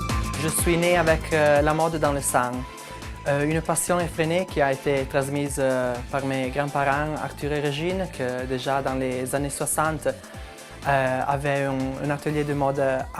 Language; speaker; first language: French; non-native, local second language; Italian